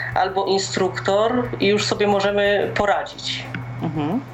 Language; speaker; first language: Polish; native; Polish